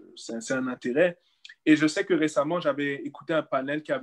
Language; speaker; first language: French; native; French